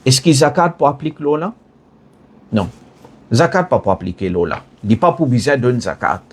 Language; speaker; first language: French; non-native, learner; Morisyen